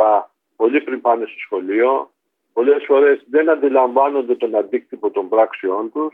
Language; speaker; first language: Greek; native; Greek